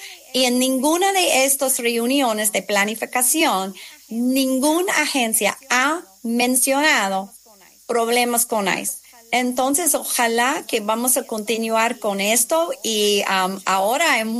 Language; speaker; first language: Spanish; non-native, fluent; English